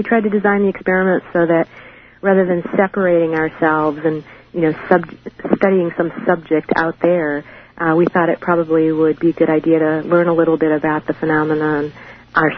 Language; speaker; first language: English; native; English